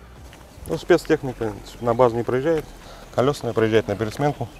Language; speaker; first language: Russian; native; Russian